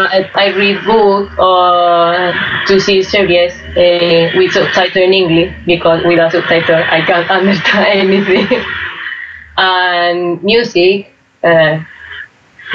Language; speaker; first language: English; non-native, learner; Spanish